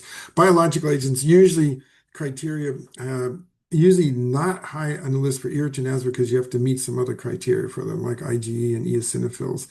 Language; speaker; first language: English; native; English